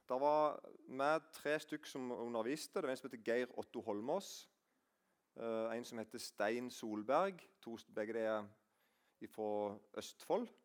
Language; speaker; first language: Norwegian; native; Norwegian